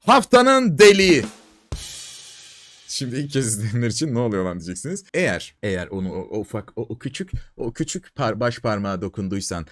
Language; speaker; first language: Turkish; native; Turkish